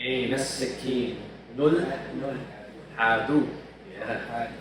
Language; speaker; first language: Arabic; non-native, fluent; English